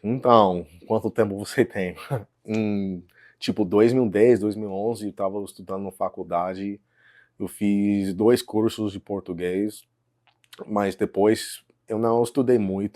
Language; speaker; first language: Portuguese; non-native, fluent; English